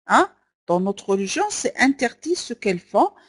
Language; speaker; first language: French; non-native, local second language; Arabic